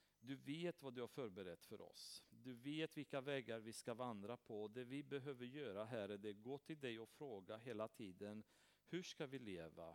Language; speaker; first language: Swedish; non-native, fluent; Romanian